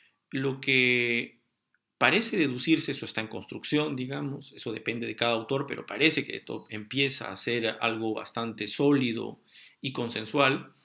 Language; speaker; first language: Spanish; native; Spanish